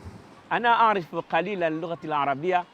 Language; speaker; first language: Arabic; non-native, learner; Comorian